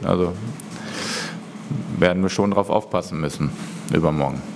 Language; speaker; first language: German; native; German